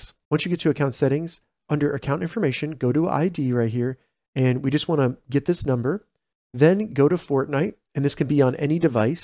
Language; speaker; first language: English; native; English